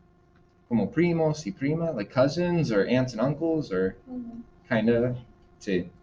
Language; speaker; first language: Spanish; non-native, fluent; English